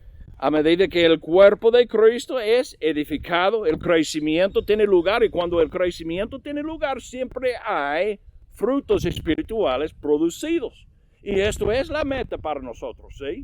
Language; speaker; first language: Spanish; non-native, learner; English